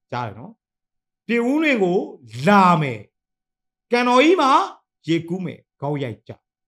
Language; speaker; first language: Burmese; non-native, local second language; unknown